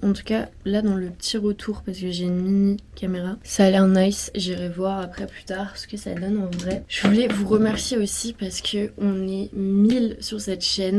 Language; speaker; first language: French; native; French